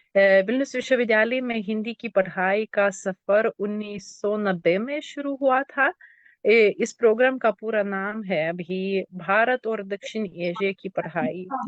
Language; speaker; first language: Hindi; non-native, fluent; Lithuanian